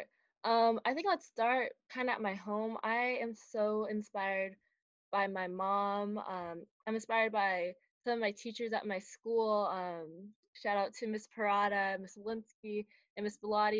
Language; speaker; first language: English; native; English